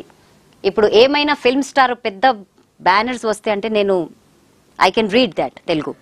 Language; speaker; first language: Telugu; non-native, local second language; Hindi